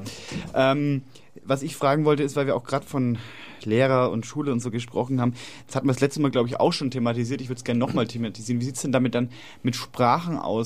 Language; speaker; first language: German; native; German